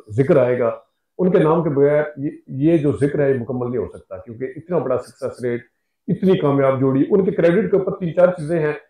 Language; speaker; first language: Urdu; native; Urdu